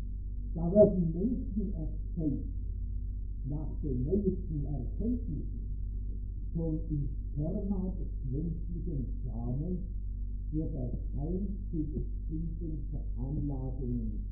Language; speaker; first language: German; native; German